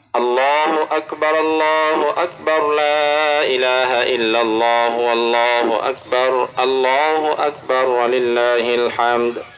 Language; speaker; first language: Arabic; non-native, fluent; Bangla